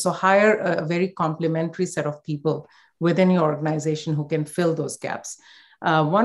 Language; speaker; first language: English; non-native, local second language; Hindi